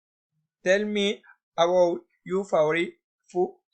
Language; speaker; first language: English; non-native, learner; Spanish